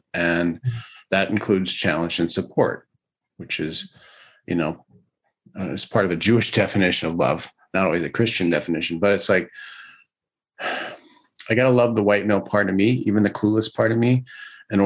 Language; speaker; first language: English; native; English